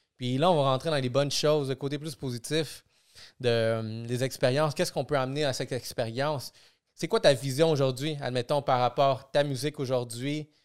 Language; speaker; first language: French; early bilingual, other home language; Spanish